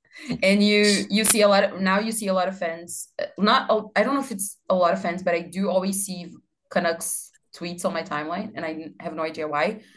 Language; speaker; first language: English; non-native, fluent; Portuguese